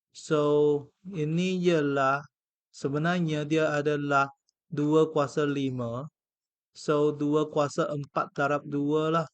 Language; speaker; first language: Malay; non-native, local second language; Chinese